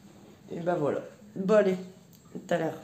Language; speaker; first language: French; native; French